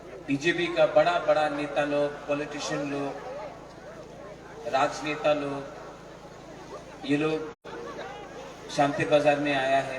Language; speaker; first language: Hindi; non-native, local second language; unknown